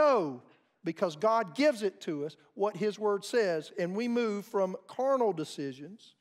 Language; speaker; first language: English; native; English